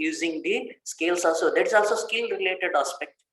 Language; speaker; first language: English; non-native, local second language; Kannada